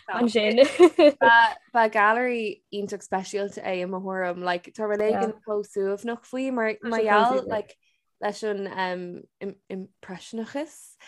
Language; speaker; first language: Irish; non-native, local second language; English